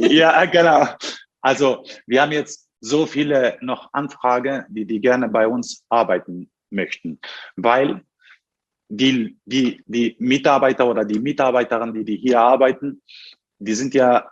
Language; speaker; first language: German; non-native, fluent; Turkish